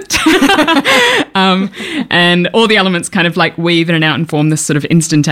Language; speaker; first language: English; native; English